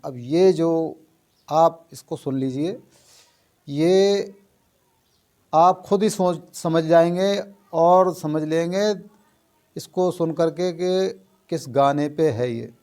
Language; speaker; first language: Urdu; native; Urdu